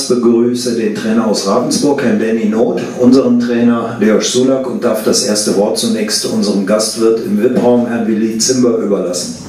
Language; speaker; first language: German; native; German